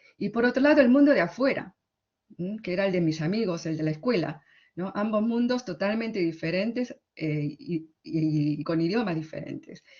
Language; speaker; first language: Spanish; early bilingual, other home language; Korean